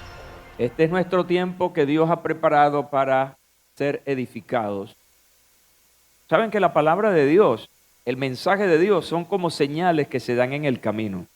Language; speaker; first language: Spanish; native; Spanish